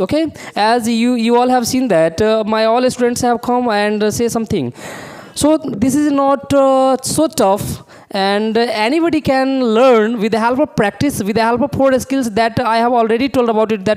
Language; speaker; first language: English; non-native, local second language; Hindi